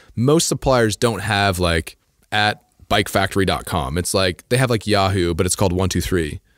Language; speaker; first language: English; native; English